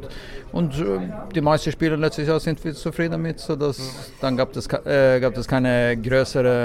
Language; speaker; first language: German; non-native, fluent; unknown